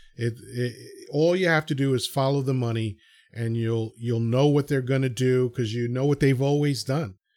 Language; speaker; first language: English; early bilingual, other home language; Spanish